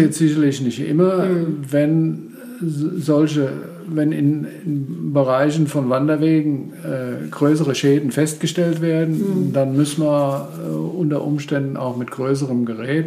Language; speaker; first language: German; native; German